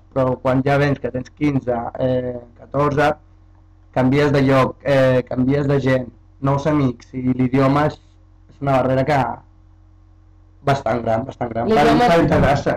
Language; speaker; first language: Catalan; early bilingual, other home language; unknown